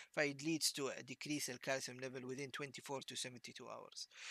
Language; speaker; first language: English; non-native, fluent; Arabic